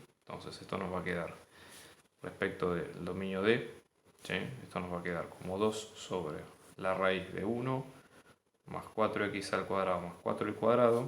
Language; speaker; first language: Spanish; native; Spanish